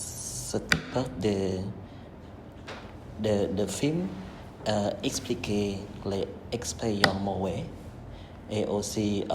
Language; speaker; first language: French; non-native, learner; Khmer